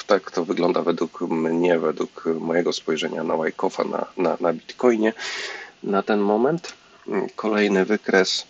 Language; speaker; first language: Polish; native; Polish